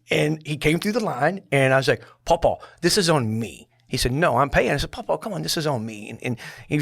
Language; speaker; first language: English; native; English